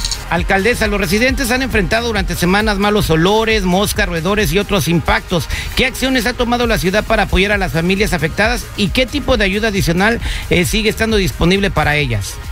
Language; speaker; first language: Spanish; early bilingual, heritage; Spanish